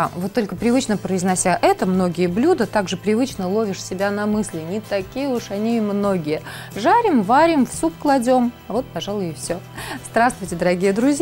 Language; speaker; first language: Russian; native; Russian